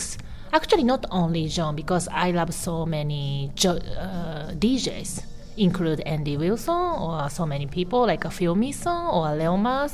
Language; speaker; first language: English; non-native, learner; Japanese